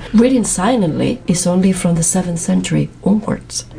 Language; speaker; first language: English; non-native, fluent; Spanish